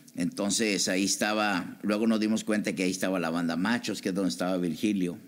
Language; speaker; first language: Spanish; native; Spanish